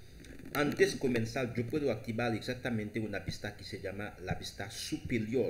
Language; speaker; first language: Spanish; non-native, learner; Haitian Creole